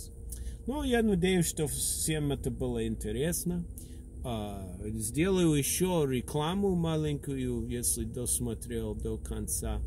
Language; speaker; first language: Russian; non-native, learner; English